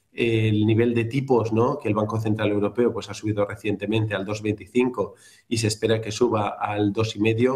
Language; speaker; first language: Spanish; native; Spanish